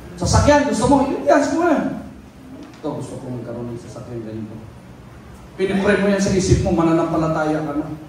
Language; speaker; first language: Filipino; non-native, local second language; Cebuano